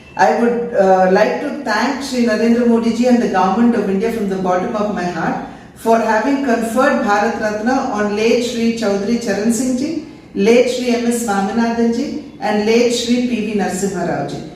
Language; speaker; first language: English; non-native, local second language; Telugu